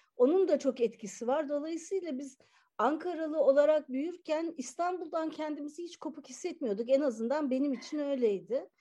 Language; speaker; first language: Turkish; native; Turkish